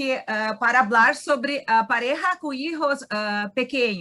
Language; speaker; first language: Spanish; non-native, learner; Portuguese